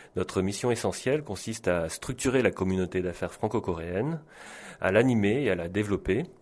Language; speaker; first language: French; native; French